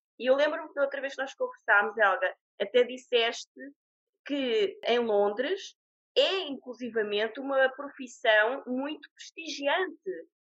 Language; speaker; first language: Portuguese; native; Portuguese